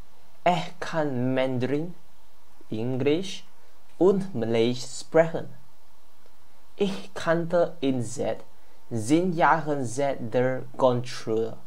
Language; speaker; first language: German; non-native, learner; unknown